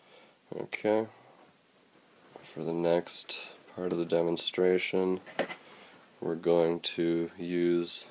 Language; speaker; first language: English; native; English